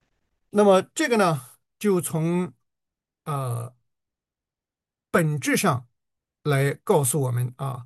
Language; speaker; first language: Chinese; native; Chinese